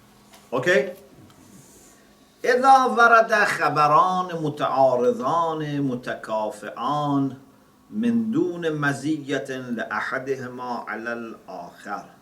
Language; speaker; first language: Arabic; non-native, fluent; Persian